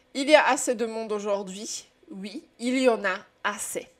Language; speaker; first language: French; non-native, fluent; Czech